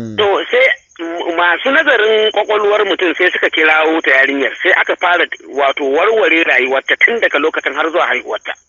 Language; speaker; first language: Hausa; native; Hausa